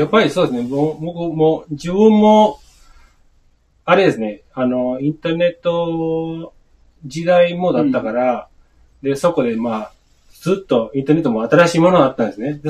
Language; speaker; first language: Japanese; non-native, fluent; Spanish